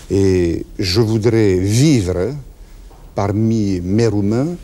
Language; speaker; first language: French; non-native, fluent; Romanian